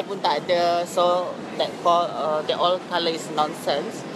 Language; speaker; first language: English; non-native, local second language; Malay